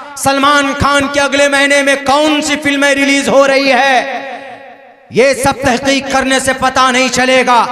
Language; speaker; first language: Hindi; native; Hindi